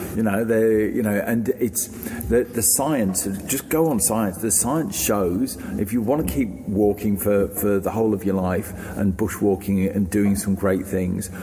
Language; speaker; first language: English; native; English